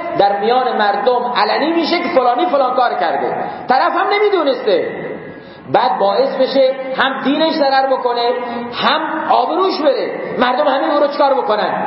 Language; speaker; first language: Persian; non-native, local second language; Baluchi